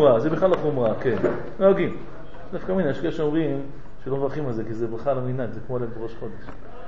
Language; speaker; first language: Hebrew; non-native, fluent; French